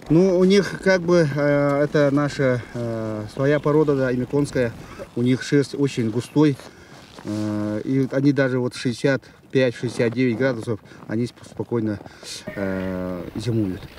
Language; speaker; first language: Russian; non-native, local second language; Yakut